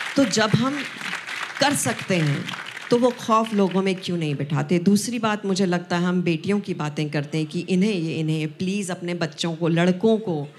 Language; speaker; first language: Hindi; non-native, local second language; Punjabi